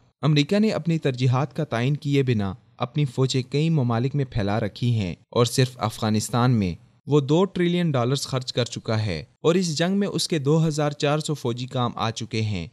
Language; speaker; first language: Urdu; native; Urdu